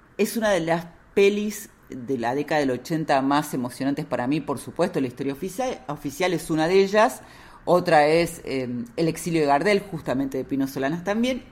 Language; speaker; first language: Spanish; native; Spanish